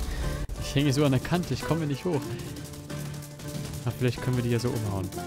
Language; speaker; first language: German; native; German